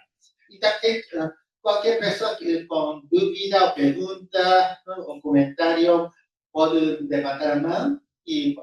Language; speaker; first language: Portuguese; non-native, fluent; Japanese